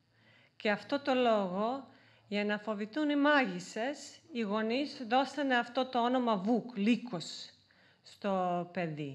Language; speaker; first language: Greek; non-native, fluent; Serbian